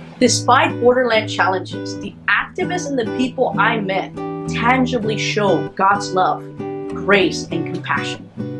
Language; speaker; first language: English; non-native, local second language; Spanish